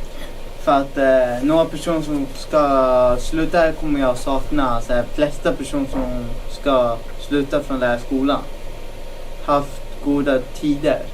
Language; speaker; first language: Swedish; non-native, learner; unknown